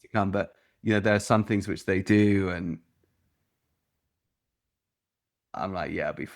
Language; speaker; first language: English; native; English